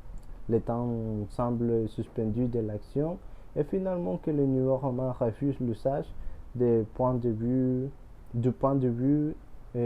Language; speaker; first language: French; non-native, learner; Spanish